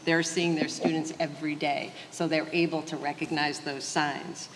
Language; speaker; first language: English; early bilingual, other home language; Portuguese